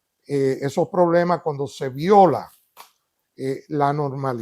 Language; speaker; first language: Spanish; native; Spanish